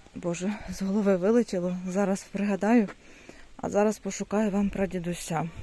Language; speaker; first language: Ukrainian; native; Ukrainian